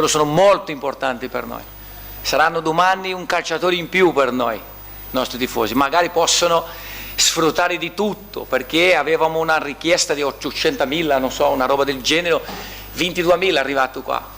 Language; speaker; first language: Italian; non-native, fluent; Portuguese